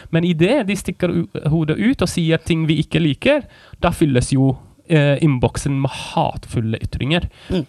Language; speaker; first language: Norwegian; non-native, fluent; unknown